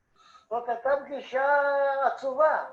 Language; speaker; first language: Hebrew; non-native, fluent; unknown